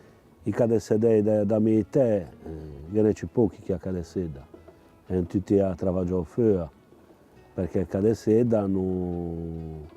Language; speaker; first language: Italian; non-native, local second language; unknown